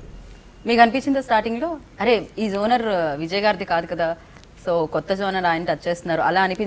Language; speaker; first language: Telugu; native; Telugu